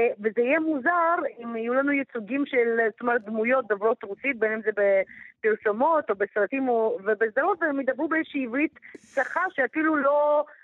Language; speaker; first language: Hebrew; non-native, fluent; Russian